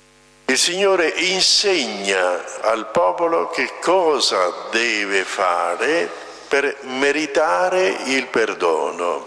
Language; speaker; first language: Italian; native; Italian